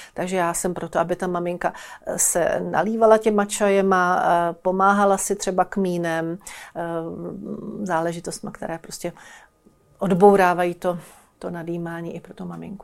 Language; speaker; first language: Czech; native; Czech